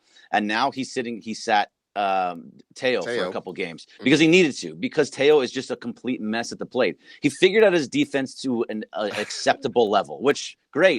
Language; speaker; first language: English; native; English